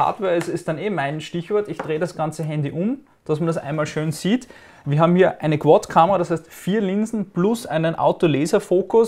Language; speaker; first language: German; native; German